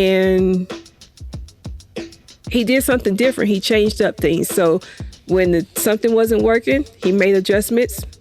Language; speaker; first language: English; native; English